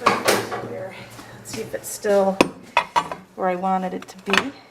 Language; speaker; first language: English; native; English